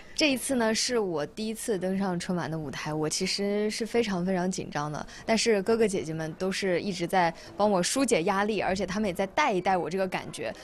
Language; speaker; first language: Chinese; native; Chinese